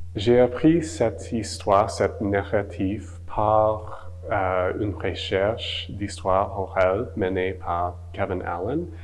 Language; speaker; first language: French; non-native, local second language; English